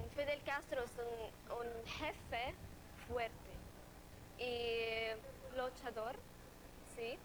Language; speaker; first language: Spanish; non-native, learner; Arabic